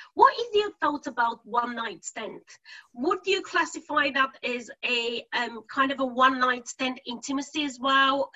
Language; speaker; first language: English; non-native, fluent; Bulgarian